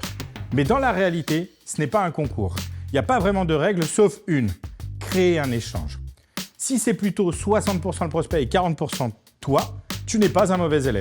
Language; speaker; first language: French; native; French